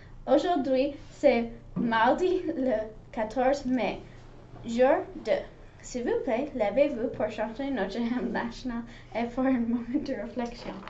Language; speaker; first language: French; non-native, learner; English